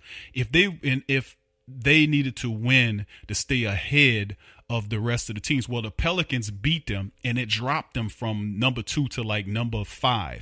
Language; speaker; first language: English; native; English